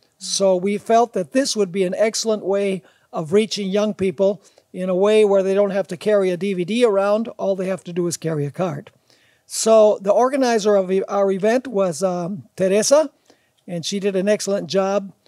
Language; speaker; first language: English; native; English